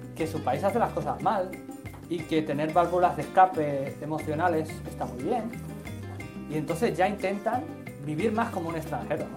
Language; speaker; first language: Spanish; native; Spanish